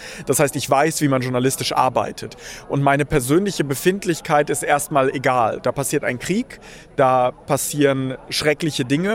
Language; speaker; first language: German; early bilingual, other home language; Russian